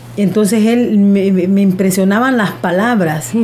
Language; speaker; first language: Spanish; native; Spanish